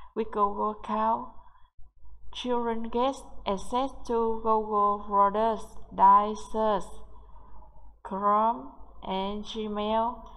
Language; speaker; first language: English; non-native, learner; Vietnamese